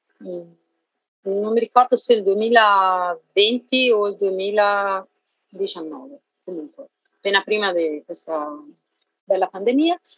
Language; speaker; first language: Italian; native; Italian